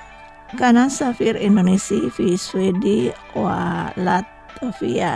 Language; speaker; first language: Arabic; non-native, fluent; Indonesian